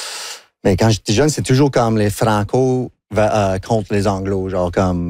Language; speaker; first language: French; non-native, local second language; English